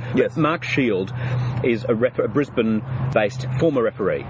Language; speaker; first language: English; native; English